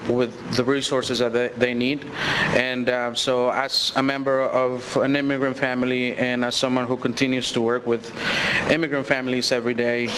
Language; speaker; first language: English; early bilingual, other home language; Spanish